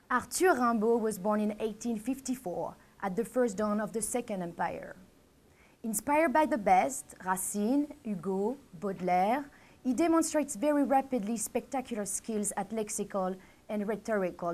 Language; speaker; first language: English; non-native, fluent; French